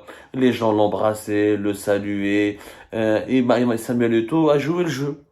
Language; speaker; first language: French; non-native, local second language; Arabic